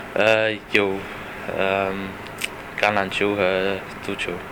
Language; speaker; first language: Chinese; non-native, learner; English